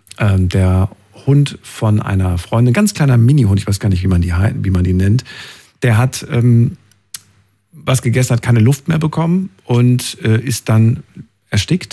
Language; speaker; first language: German; native; German